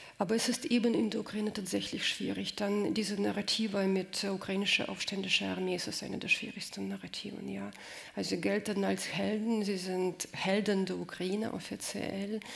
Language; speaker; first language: German; non-native, fluent; Russian